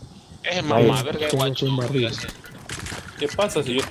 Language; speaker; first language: Spanish; native; Spanish